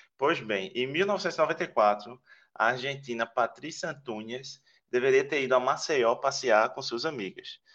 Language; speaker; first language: Portuguese; native; Portuguese